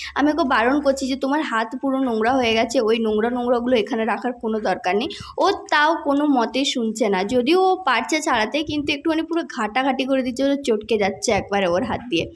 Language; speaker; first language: Bangla; non-native, local second language; Santali